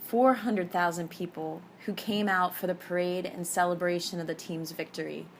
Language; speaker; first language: English; native; English